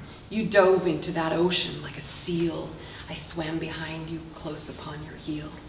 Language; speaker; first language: English; native; English